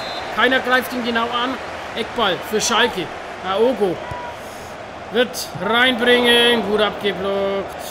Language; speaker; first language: German; native; German